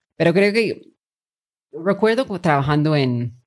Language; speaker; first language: Spanish; non-native, fluent; English